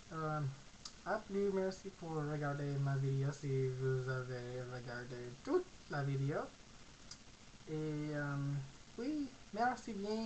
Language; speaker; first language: French; non-native, learner; English